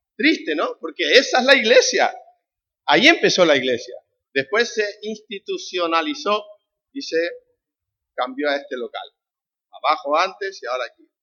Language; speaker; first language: Spanish; native; Spanish